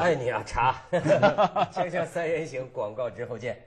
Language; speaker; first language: Chinese; native; Chinese